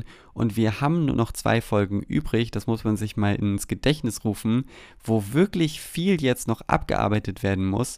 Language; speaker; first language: German; native; German